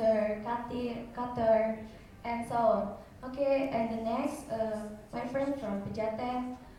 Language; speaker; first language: English; non-native, learner; Indonesian